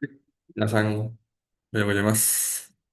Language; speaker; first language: Japanese; non-native, learner; Indonesian